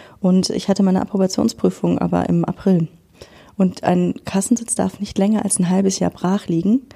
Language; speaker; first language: German; native; German